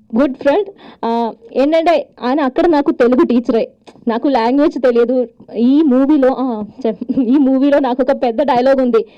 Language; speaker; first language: Telugu; non-native, learner; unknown